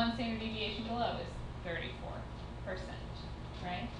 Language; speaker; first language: English; native; English